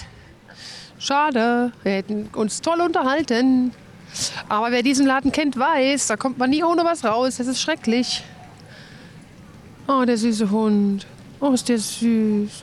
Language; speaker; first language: German; native; German